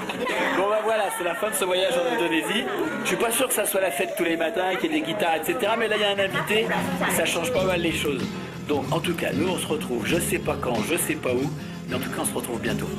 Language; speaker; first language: French; native; French